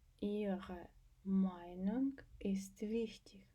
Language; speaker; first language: German; non-native, fluent; Ukrainian